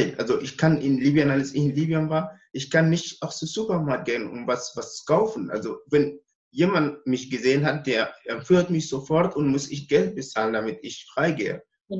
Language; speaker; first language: German; non-native, learner; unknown